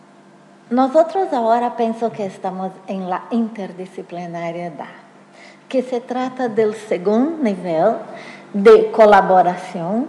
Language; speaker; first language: Spanish; non-native, fluent; Portuguese